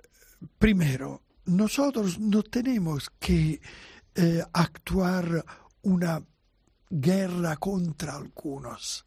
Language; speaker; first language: Spanish; non-native, fluent; Italian